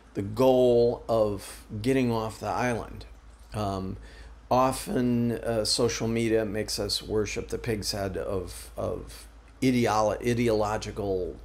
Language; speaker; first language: English; native; English